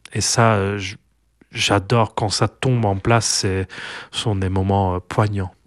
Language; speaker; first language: French; non-native, local second language; Dutch